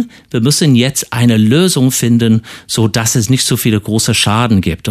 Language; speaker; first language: German; non-native, fluent; English